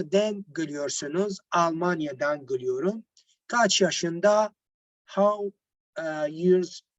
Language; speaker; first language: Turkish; non-native, learner; Arabic